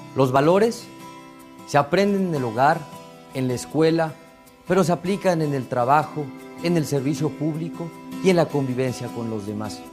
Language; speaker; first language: Spanish; native; Spanish